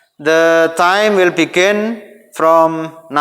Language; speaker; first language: English; non-native, fluent; Indonesian